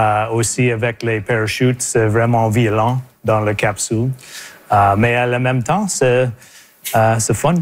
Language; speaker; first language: French; non-native, local second language; English